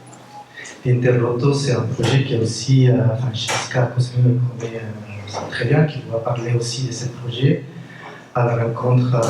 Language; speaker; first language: French; non-native, fluent; Spanish